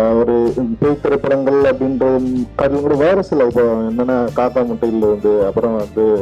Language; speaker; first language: Tamil; native; Tamil